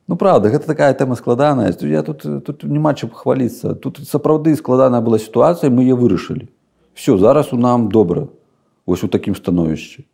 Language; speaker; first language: Belarusian; non-native, local second language; Russian